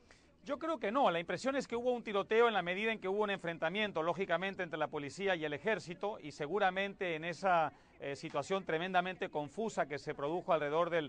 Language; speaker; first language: Spanish; native; Spanish